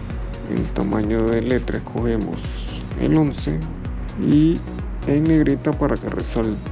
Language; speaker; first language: Spanish; native; Spanish